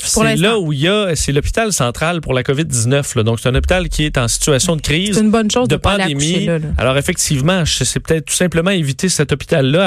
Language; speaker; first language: French; native; French